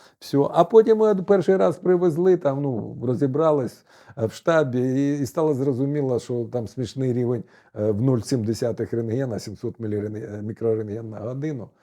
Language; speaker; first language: Ukrainian; native; Ukrainian